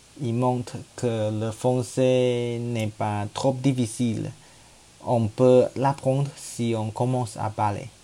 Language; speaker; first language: French; non-native, learner; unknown